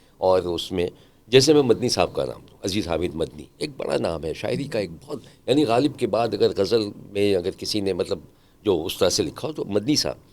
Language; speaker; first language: Urdu; native; Urdu